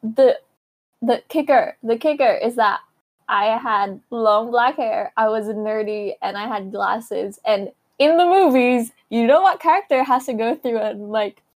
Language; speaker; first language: English; non-native, local second language; Filipino